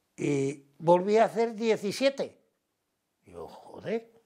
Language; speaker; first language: Spanish; native; Spanish